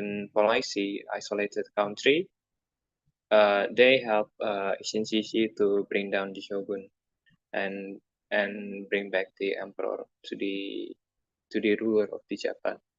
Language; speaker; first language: English; non-native, learner; Indonesian